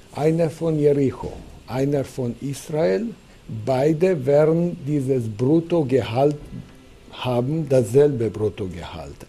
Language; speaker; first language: German; non-native, fluent; Romanian